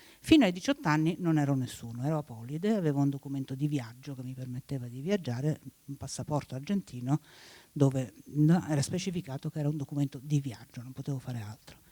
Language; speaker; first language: Italian; early bilingual, other home language; Spanish